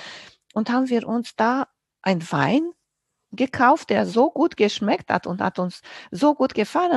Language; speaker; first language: German; non-native, fluent; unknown